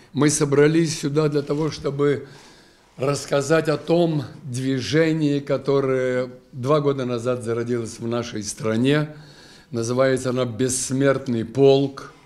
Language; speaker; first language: Russian; native; Russian